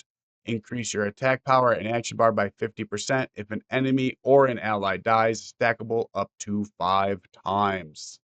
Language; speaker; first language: English; native; English